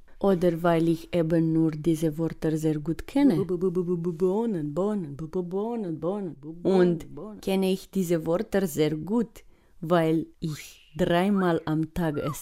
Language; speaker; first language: German; non-native, fluent; Romanian